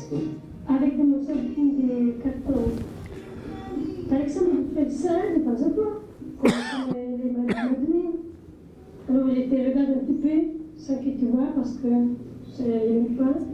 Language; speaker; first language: French; non-native, fluent; Spanish